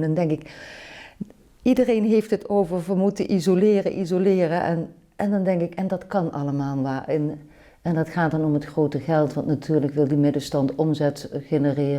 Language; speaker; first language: Dutch; native; Dutch